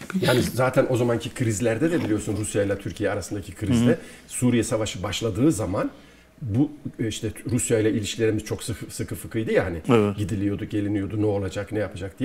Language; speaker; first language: Turkish; native; Turkish